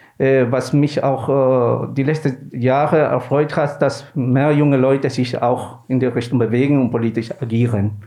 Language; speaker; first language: German; non-native, fluent; Spanish